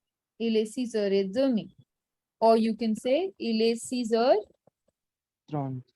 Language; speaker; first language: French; non-native, fluent; Hindi